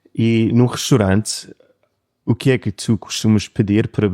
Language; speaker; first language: Portuguese; non-native, fluent; English